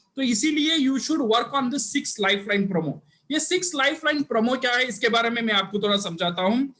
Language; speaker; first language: Hindi; non-native, local second language; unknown